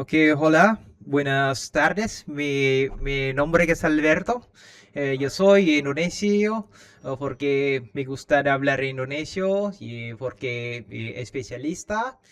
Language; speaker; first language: Spanish; non-native, learner; Indonesian